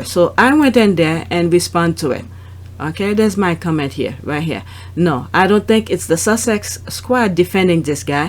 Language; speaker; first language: English; non-native, fluent; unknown